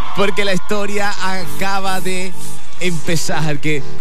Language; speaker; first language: Spanish; native; Spanish